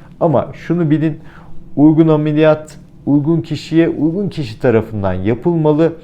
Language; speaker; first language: Turkish; native; Turkish